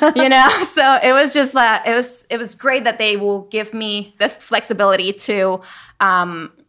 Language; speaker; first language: English; non-native, fluent; Spanish